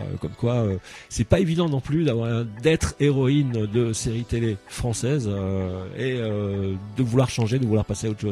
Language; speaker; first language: French; native; French